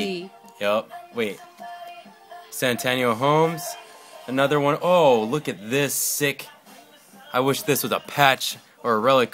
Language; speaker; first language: English; native; English